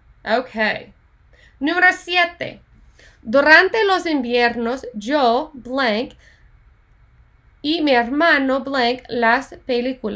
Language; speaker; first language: Spanish; non-native, fluent; English